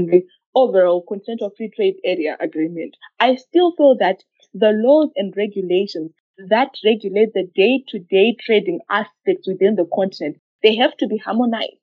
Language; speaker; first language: English; non-native, local second language; Shona